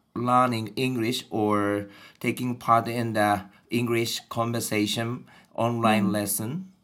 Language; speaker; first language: English; non-native, learner; Japanese